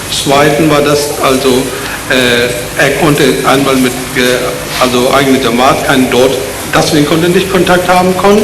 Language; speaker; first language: German; non-native, learner; Urdu